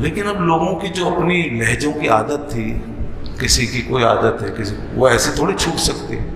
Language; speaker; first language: Urdu; native; Urdu